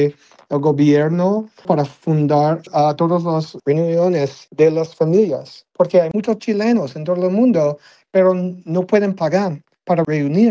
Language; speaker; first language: Spanish; non-native, learner; English